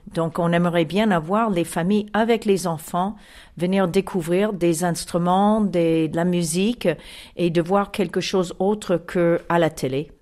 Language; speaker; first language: French; non-native, fluent; English